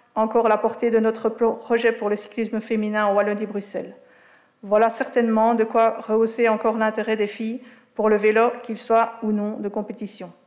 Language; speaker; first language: French; native; French